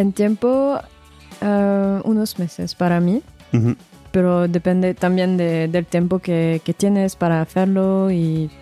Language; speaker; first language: Spanish; non-native, fluent; French